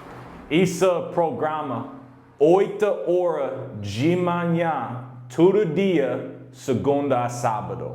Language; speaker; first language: Portuguese; non-native, learner; English